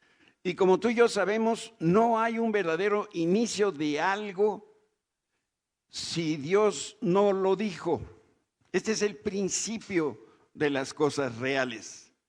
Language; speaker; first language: Spanish; native; Spanish